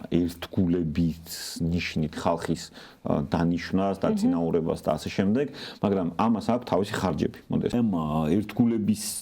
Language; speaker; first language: Georgian; non-native, local second language; Svan